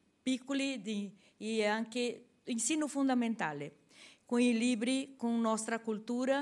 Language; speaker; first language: Italian; non-native, learner; Portuguese